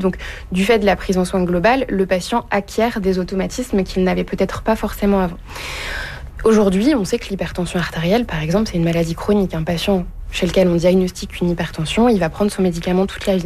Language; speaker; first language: French; native; French